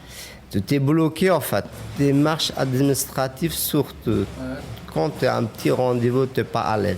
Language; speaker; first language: French; non-native, fluent; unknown